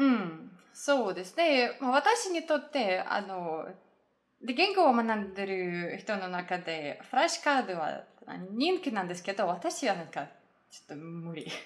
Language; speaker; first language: Japanese; non-native, fluent; Russian